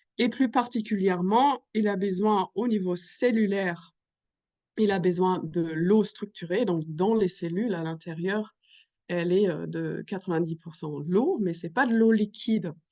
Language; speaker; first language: French; non-native, fluent; German